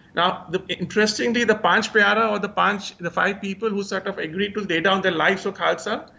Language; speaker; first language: English; early bilingual, other home language; Hindi